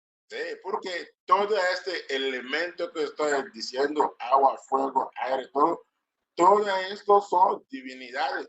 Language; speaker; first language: Spanish; non-native, learner; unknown